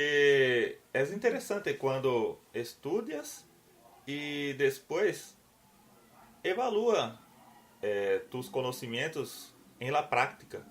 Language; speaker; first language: Spanish; non-native, learner; Portuguese